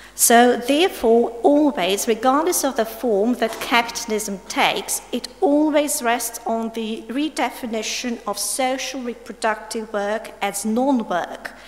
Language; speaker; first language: English; non-native, fluent; Slovenian